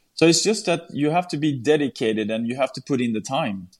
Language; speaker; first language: English; non-native, fluent; Swedish